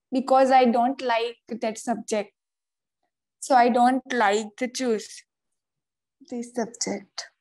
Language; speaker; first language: English; non-native, local second language; Gujarati